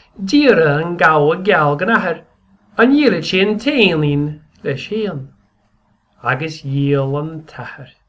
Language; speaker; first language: Irish; native; Irish